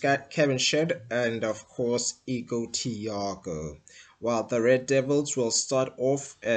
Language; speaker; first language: English; non-native, local second language; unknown